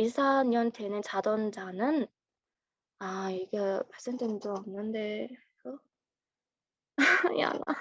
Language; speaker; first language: Korean; non-native, learner; Mongolian